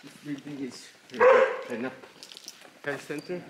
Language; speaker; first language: English; non-native, learner; Spanish